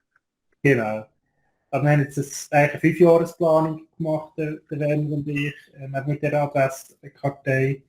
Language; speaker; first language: German; native; German